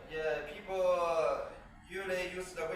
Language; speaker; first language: English; non-native, learner; Chinese